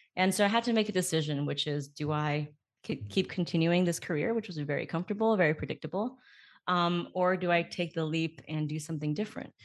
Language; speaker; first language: English; native; English